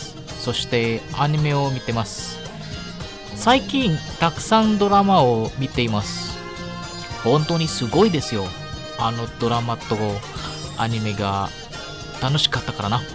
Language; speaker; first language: Japanese; non-native, learner; Filipino